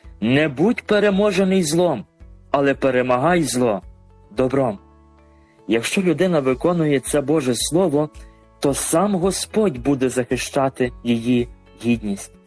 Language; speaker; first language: Ukrainian; native; Ukrainian